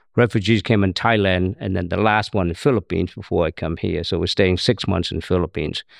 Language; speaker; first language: English; non-native, learner; Khmer